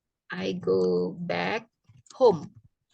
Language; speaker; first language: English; non-native, fluent; Indonesian